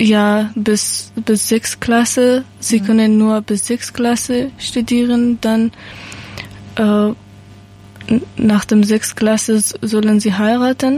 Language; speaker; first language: German; non-native, learner; Persian